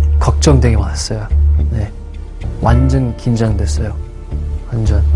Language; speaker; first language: Korean; non-native, learner; English